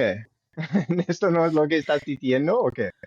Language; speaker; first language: Spanish; non-native, fluent; English